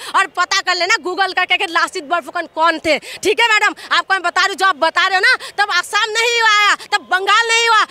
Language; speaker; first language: Hindi; non-native, local second language; Assamese